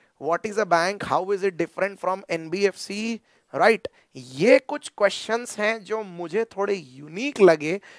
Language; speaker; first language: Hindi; non-native, local second language; Marathi